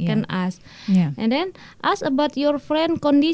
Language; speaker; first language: English; non-native, learner; Indonesian